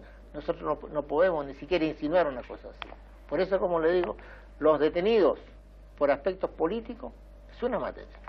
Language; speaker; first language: Spanish; native; Spanish